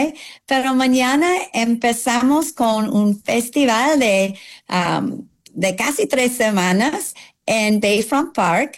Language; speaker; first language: Spanish; non-native, fluent; English